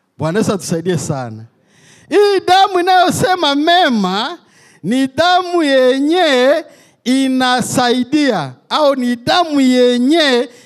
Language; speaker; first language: Swahili; native; Swahili